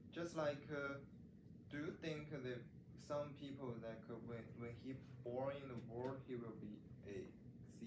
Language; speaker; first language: English; non-native, learner; Chinese